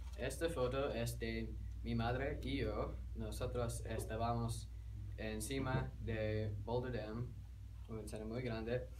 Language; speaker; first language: Spanish; non-native, learner; English